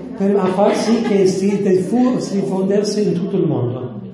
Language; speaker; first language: Italian; non-native, fluent; English